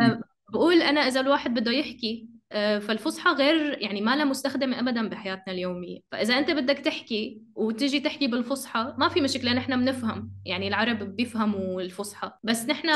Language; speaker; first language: Arabic; native; Arabic